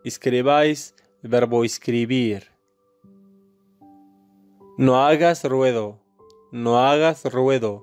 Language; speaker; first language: Spanish; non-native, learner; Arabic